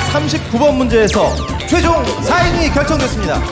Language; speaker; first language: Korean; native; Korean